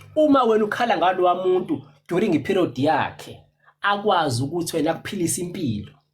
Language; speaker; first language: Zulu; non-native, local second language; Xhosa